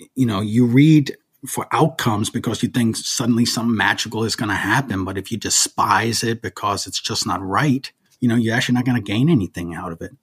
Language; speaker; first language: English; early bilingual, other home language; German